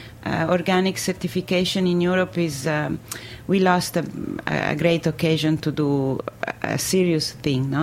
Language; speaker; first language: English; non-native, fluent; Italian